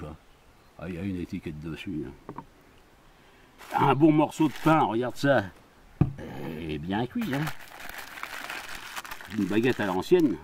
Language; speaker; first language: French; native; French